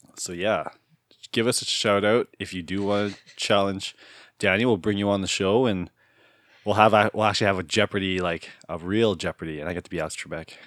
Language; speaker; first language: English; native; English